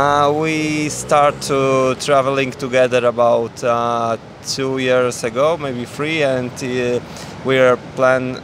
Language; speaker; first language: English; non-native, learner; Polish